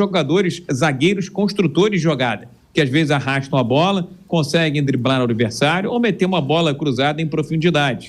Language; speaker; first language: Portuguese; native; Portuguese